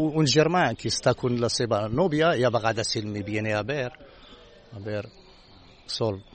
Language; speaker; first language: Catalan; non-native, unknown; Arabic